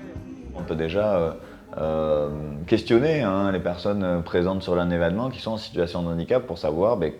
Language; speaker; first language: French; native; French